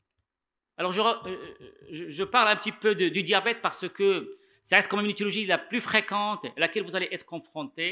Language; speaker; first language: French; non-native, local second language; Arabic